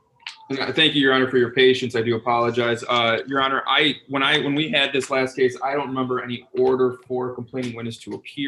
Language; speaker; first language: English; native; English